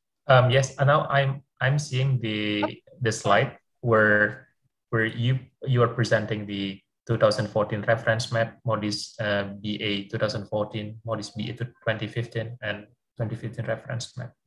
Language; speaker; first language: English; non-native, fluent; Indonesian